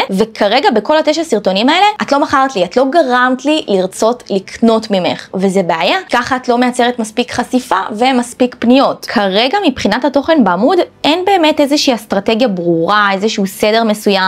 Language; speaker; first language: Hebrew; native; Hebrew